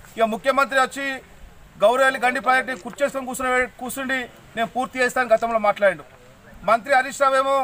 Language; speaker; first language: Telugu; native; Telugu